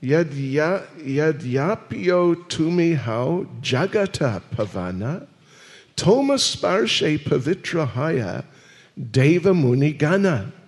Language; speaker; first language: Russian; non-native, learner; English